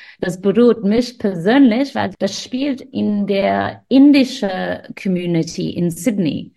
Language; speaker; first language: German; non-native, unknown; English